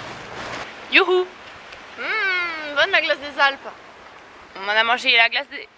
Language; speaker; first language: French; native; French